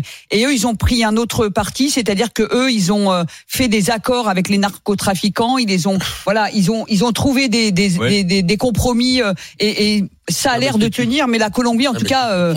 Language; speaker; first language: French; native; French